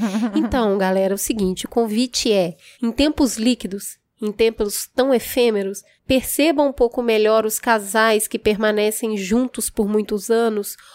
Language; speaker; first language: Portuguese; native; Portuguese